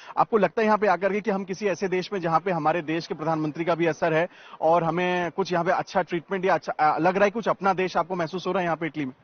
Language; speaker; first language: Hindi; native; Hindi